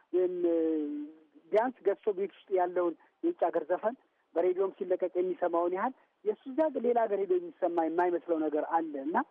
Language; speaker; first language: Amharic; native; Amharic